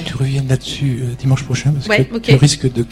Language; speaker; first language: French; native; French